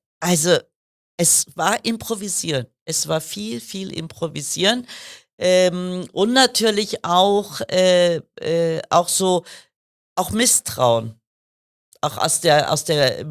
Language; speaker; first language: German; early bilingual, other home language; Kurdish